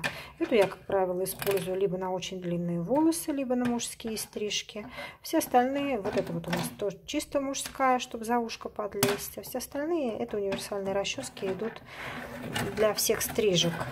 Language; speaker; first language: Russian; native; Russian